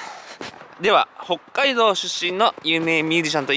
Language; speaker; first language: Japanese; native; Japanese